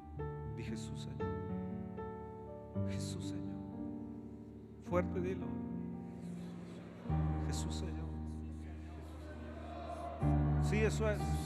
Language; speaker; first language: Spanish; native; Spanish